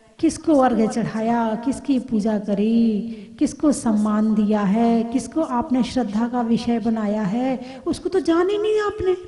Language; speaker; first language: Hindi; native; Hindi